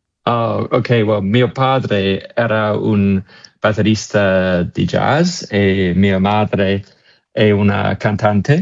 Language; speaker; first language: Italian; non-native, learner; English